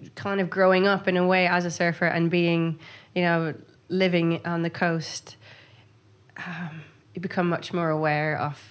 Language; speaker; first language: English; native; English